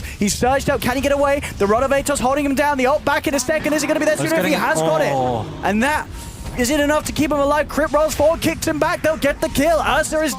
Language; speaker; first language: English; native; English